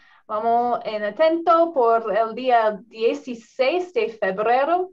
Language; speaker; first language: Spanish; non-native, learner; English